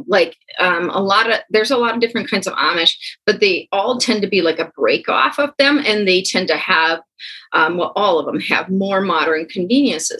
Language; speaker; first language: English; early bilingual, other home language; German